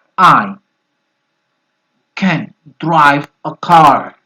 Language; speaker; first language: English; non-native, fluent; Indonesian